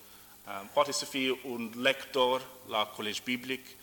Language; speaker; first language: Romanian; non-native, learner; English